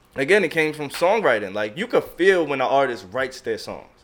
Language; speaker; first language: English; native; English